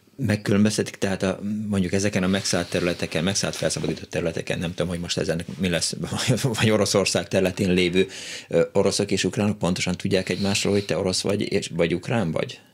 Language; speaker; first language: Hungarian; native; Hungarian